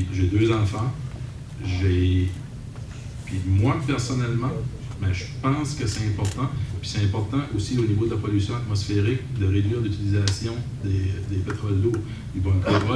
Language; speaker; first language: French; native; French